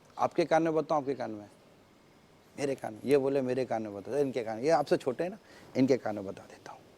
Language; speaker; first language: Urdu; native; Urdu